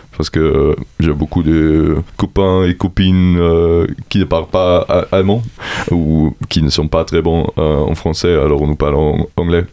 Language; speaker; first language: French; non-native, learner; German